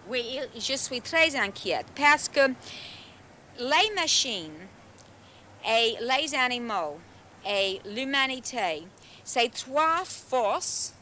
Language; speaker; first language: French; non-native, learner; English